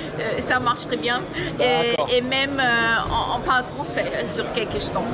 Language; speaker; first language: French; non-native, fluent; German